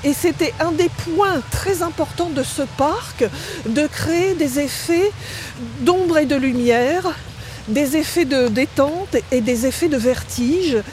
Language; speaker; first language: French; native; French